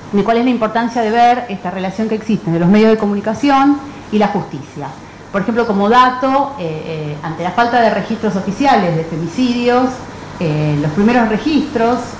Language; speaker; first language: Spanish; native; Spanish